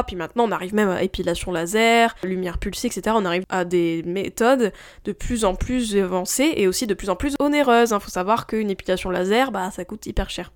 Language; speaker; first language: French; native; French